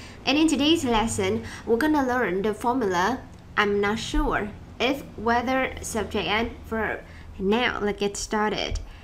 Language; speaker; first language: English; non-native, fluent; Vietnamese